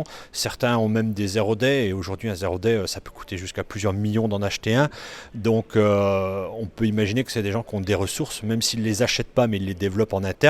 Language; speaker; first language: French; native; French